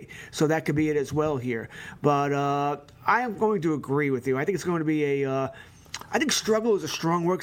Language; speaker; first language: English; native; English